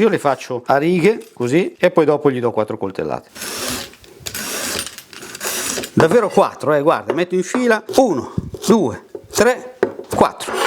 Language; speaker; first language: Italian; native; Italian